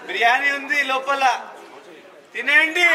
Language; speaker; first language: Telugu; non-native, local second language; Hindi